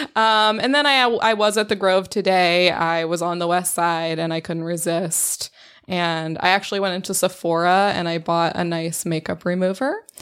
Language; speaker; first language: English; native; English